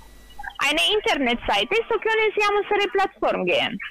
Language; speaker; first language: German; non-native, learner; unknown